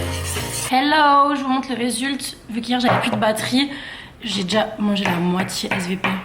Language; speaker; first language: French; native; French